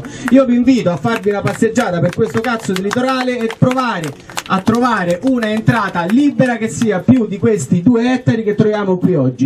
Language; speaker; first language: Italian; native; Italian